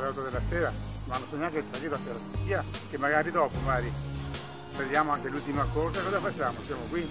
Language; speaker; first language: Italian; native; Italian